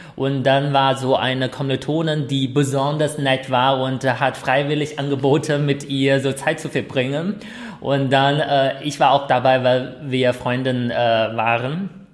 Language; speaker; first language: German; non-native, fluent; Chinese